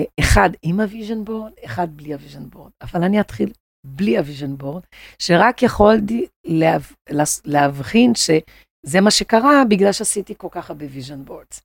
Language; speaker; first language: Hebrew; non-native, fluent; Portuguese